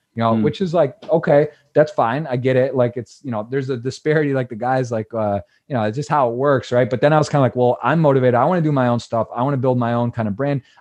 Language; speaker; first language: English; native; English